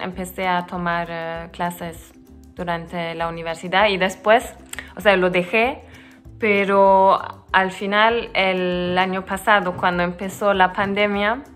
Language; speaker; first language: Spanish; non-native, fluent; Turkish